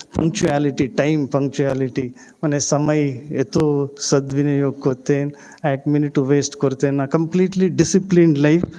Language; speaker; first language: Bangla; non-native, local second language; Hindi